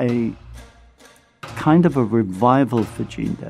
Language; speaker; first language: English; native; English